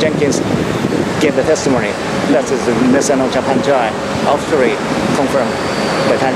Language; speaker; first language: English; non-native, fluent; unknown